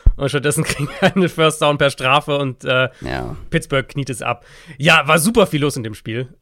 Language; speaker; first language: German; native; German